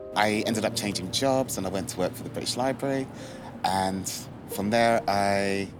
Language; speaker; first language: English; native; English